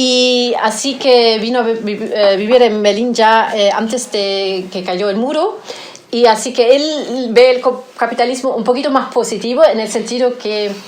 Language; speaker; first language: Spanish; non-native, fluent; German